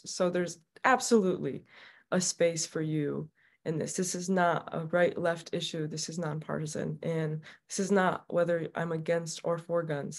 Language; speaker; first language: English; native; English